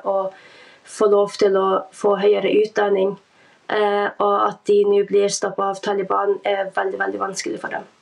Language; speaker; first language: Norwegian; early bilingual, other home language; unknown